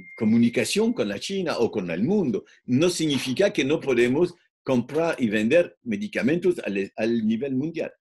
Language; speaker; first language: Spanish; non-native, fluent; French